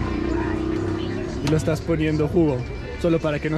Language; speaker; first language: Spanish; non-native, learner; Danish